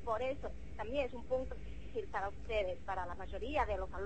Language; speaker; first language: Spanish; non-native, fluent; Chinese